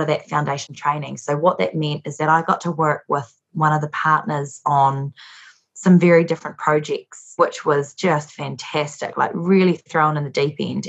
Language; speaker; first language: English; native; English